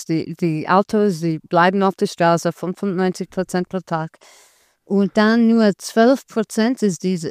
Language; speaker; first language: German; non-native, learner; English